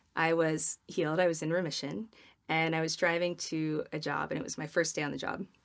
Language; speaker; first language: English; native; English